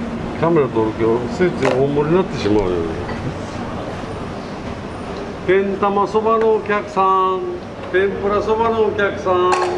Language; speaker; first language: Japanese; native; Japanese